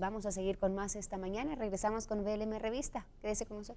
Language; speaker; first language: Spanish; native; Spanish